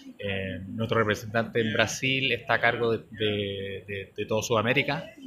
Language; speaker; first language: Spanish; non-native, fluent; English